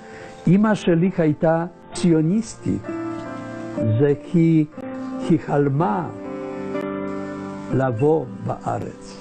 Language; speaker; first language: Hebrew; non-native, learner; Polish